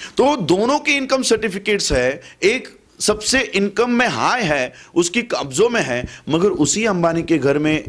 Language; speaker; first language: Hindi; non-native, local second language; Marathi